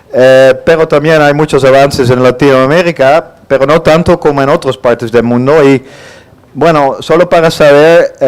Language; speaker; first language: Spanish; non-native, fluent; Dutch